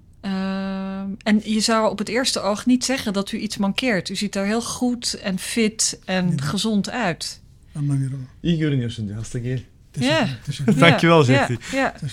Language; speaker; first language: Dutch; native; Dutch